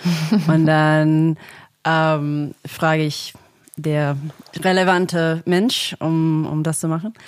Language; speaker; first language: German; non-native, fluent; English